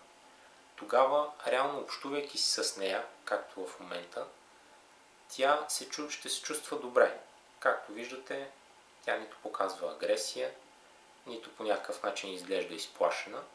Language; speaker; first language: Bulgarian; native; Bulgarian